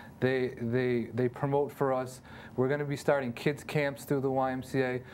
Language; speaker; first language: English; native; English